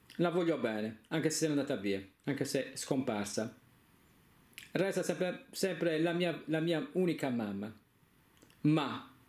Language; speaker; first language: Italian; native; Italian